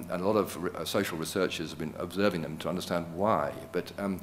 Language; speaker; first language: English; native; English